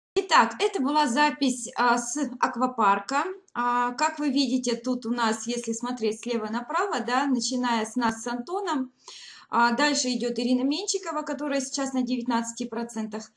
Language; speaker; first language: Russian; native; Russian